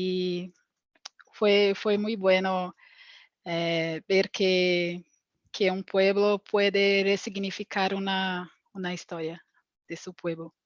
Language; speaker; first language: Spanish; non-native, fluent; Portuguese